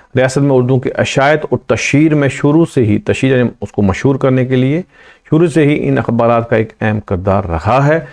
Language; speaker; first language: Urdu; non-native, local second language; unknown